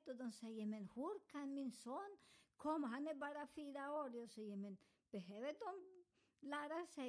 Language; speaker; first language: Swedish; non-native, learner; Spanish